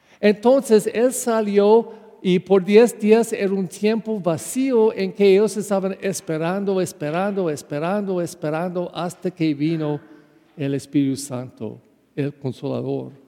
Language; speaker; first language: Spanish; non-native, fluent; English